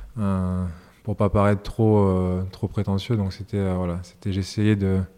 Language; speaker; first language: French; early bilingual, other home language; Serbian